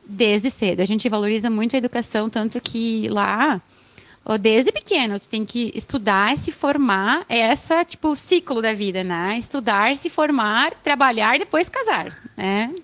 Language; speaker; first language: Portuguese; non-native, fluent; Arabic